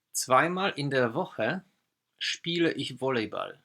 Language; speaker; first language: German; non-native, fluent; Polish